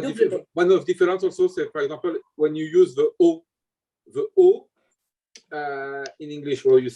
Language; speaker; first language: English; non-native, learner; French